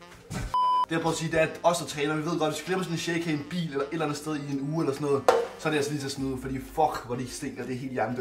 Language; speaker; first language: Danish; native; Danish